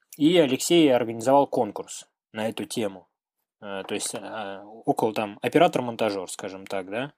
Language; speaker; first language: Russian; native; Russian